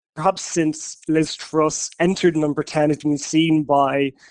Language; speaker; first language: English; native; English